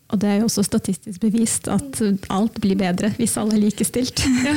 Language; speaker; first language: Norwegian; native; Norwegian